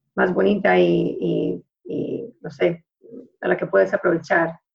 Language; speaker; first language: Spanish; early bilingual, heritage; Spanish